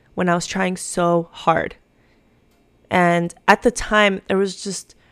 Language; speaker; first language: English; early bilingual, other home language; Spanish